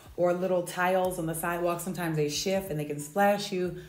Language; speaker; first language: English; native; English